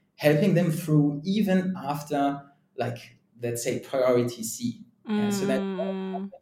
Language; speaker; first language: English; non-native, fluent; German